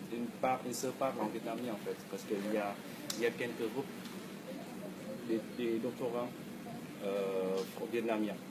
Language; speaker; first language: French; non-native, fluent; Vietnamese